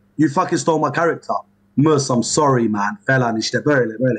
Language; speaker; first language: English; early bilingual, other home language; Turkish